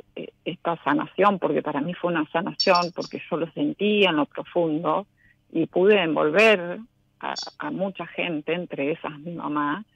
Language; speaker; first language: Spanish; native; Spanish